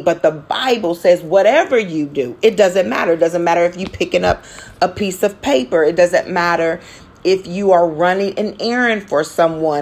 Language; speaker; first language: English; native; English